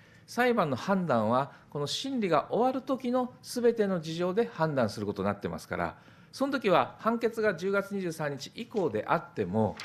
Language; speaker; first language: Japanese; native; Japanese